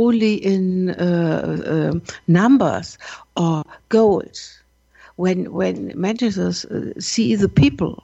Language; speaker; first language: English; non-native, learner; German